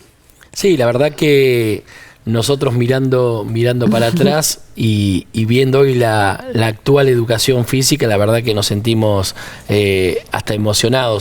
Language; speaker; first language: Spanish; native; Spanish